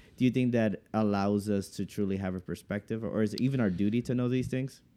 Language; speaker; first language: English; native; English